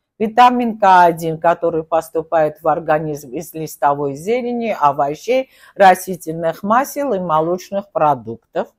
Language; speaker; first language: Russian; non-native, local second language; Armenian